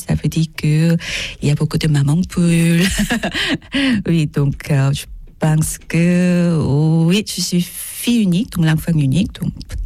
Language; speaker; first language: French; non-native, learner; Korean